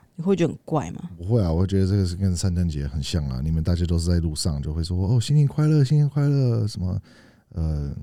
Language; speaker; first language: Chinese; non-native, fluent; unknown